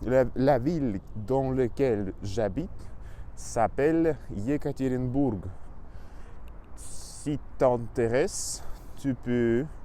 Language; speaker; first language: French; non-native, learner; Russian